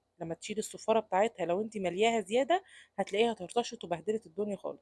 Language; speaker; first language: Arabic; native; Arabic